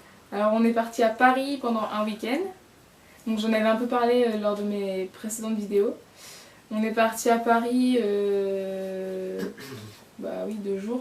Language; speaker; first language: French; native; French